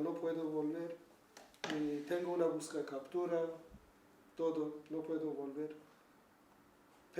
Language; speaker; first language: Spanish; non-native, learner; Kurdish